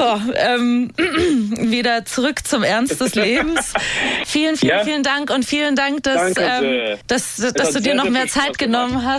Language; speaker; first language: German; native; German